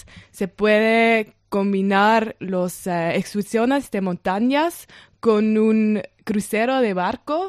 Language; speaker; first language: Spanish; non-native, learner; German